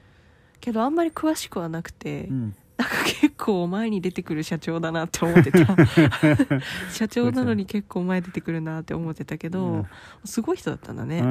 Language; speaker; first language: Japanese; native; Japanese